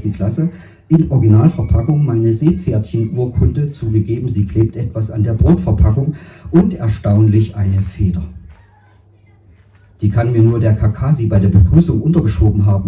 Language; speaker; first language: German; native; German